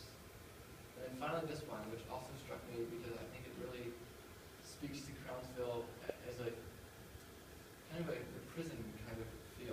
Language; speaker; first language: English; native; English